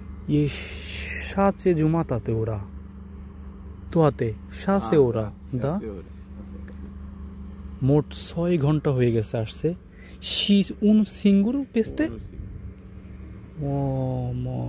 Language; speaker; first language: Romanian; non-native, learner; Bangla